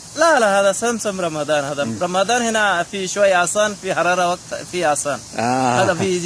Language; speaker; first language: Arabic; non-native, learner; Bangla